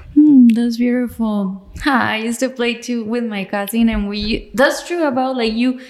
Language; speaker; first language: English; non-native, fluent; Spanish